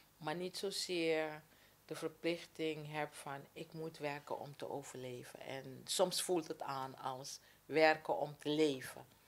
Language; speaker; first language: Dutch; native; Dutch